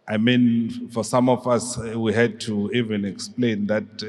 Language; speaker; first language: English; non-native, local second language; Swati